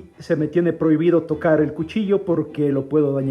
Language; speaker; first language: Spanish; native; Spanish